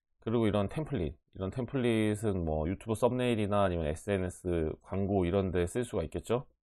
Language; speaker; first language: Korean; native; Korean